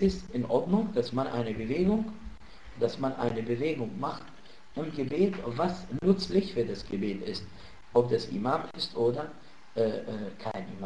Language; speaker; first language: German; non-native, fluent; Arabic